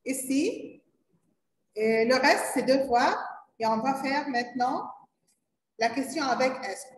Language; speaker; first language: French; non-native, learner; Arabic